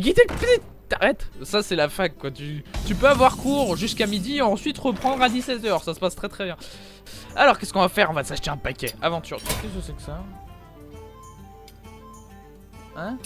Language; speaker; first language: French; native; French